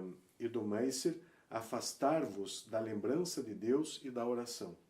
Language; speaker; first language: Portuguese; native; Portuguese